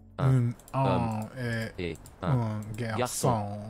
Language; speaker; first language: French; non-native, learner; English